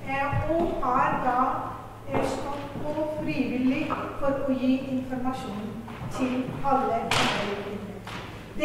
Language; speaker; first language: Norwegian; non-native, fluent; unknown